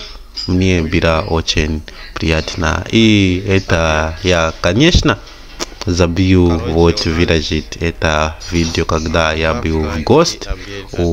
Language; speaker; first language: Russian; non-native, fluent; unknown